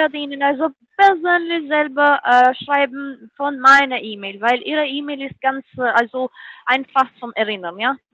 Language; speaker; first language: German; non-native, fluent; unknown